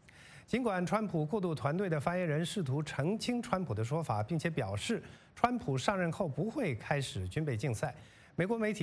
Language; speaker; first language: Chinese; native; Chinese